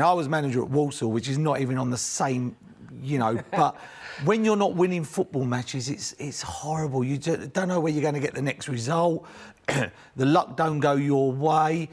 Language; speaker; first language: English; native; English